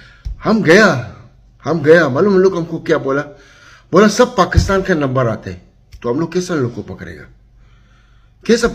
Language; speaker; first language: Hindi; non-native, learner; Arabic